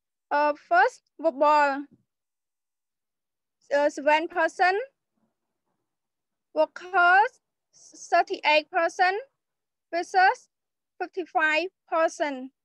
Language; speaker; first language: English; non-native, learner; Khmer